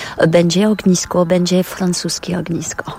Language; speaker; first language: Polish; non-native, learner; French